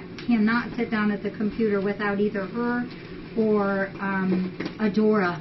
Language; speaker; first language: English; native; English